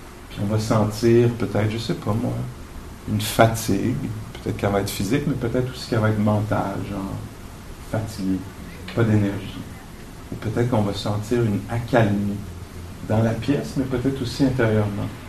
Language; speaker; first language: French; native; French